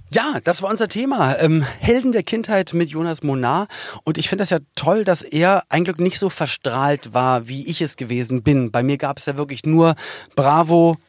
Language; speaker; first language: German; native; German